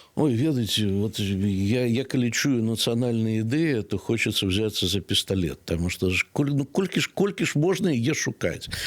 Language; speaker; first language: Belarusian; native; Belarusian